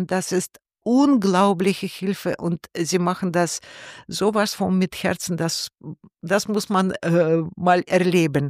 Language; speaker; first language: German; non-native, learner; Russian